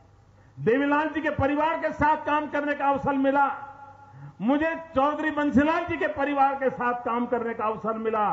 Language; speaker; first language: Hindi; non-native, local second language; Gujarati